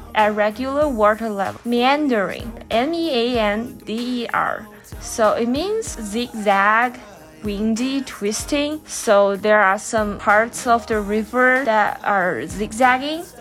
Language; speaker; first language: English; non-native, fluent; Chinese